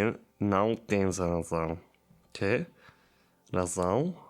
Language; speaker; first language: Portuguese; non-native, learner; German